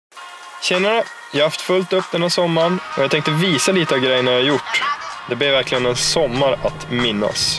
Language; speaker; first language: Swedish; native; Swedish